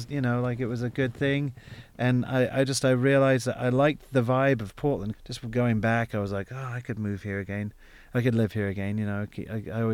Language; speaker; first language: English; native; English